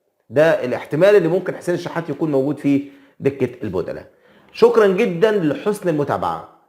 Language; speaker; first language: Arabic; native; Arabic